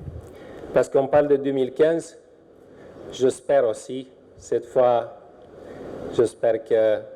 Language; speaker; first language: French; non-native, fluent; Romanian